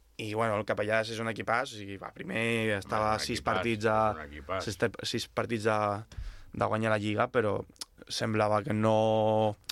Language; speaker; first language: Catalan; native; Catalan